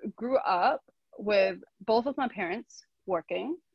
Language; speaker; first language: English; non-native, local second language; Chinese